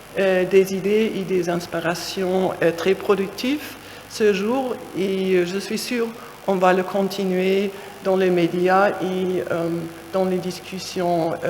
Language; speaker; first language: French; non-native, fluent; German